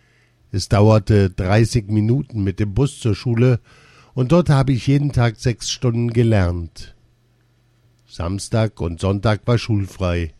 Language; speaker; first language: German; non-native, learner; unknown